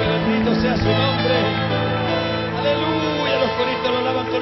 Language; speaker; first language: Spanish; native; Spanish